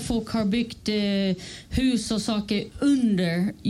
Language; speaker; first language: Swedish; non-native, fluent; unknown